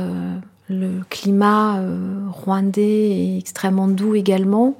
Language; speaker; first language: French; non-native, local second language; Kinyarwanda